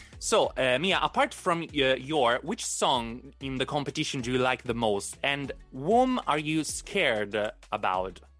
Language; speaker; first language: English; non-native, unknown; Italian